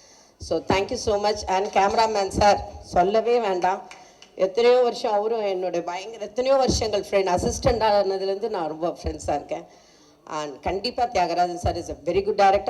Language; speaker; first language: Tamil; non-native, fluent; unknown